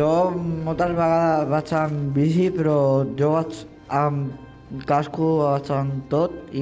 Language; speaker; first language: Catalan; non-native, local second language; Spanish